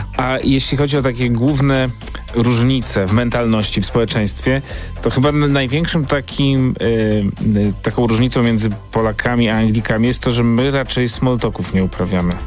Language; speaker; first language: Polish; native; Polish